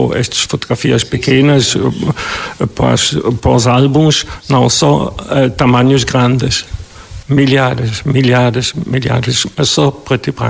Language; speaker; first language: Portuguese; non-native, fluent; German